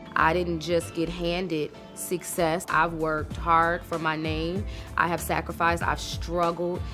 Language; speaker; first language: English; native; English